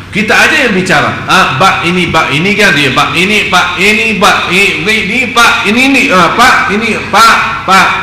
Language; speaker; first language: Malay; non-native, fluent; Arabic